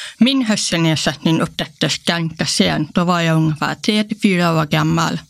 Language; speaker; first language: Swedish; early bilingual, other home language; Polish